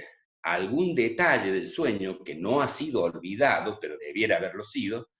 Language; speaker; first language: Spanish; native; Spanish